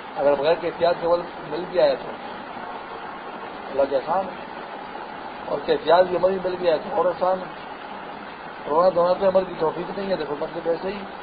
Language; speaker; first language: Urdu; non-native, local second language; Pashto